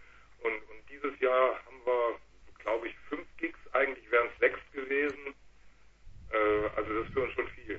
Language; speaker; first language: German; native; German